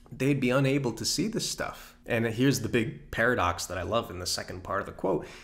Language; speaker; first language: English; native; English